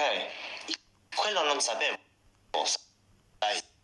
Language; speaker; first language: Italian; non-native, fluent; English